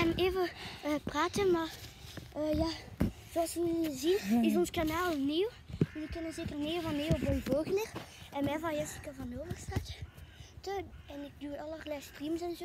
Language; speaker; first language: Dutch; native; Dutch